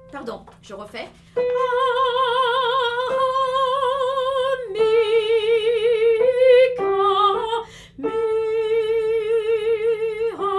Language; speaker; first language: French; native; French